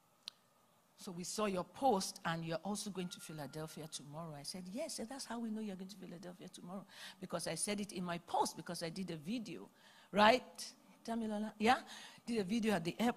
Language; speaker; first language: English; non-native, local second language; Yoruba